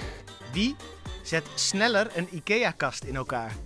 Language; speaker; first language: Dutch; native; Dutch